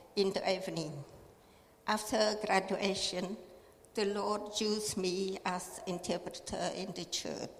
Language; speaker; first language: English; non-native, learner; Khmer